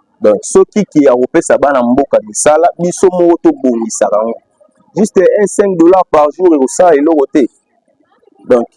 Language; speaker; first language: Lingala; native; Lingala